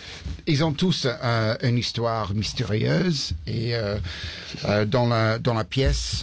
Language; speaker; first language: French; early bilingual, heritage; English